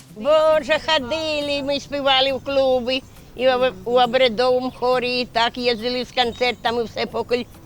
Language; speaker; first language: Ukrainian; native; Ukrainian